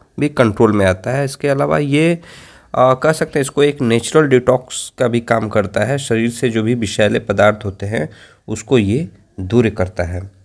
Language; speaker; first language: Hindi; native; Hindi